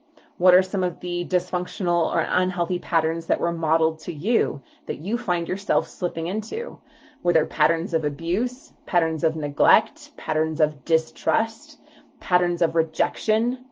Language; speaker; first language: English; native; English